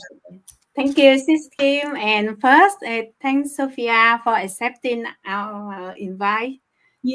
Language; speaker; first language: English; non-native, learner; Vietnamese